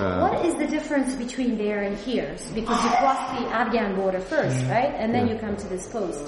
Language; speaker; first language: English; non-native, fluent; Uzbek